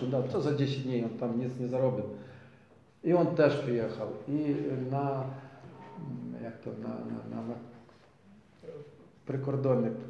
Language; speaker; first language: Polish; non-native, learner; Ukrainian